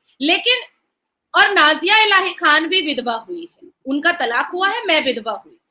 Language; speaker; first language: Hindi; native; Hindi